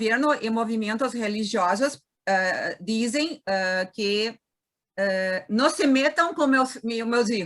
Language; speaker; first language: Spanish; non-native, learner; Portuguese